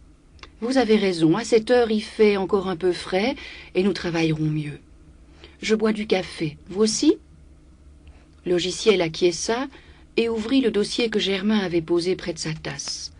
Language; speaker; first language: French; native; French